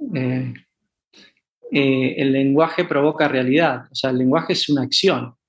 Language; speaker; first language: Spanish; native; Spanish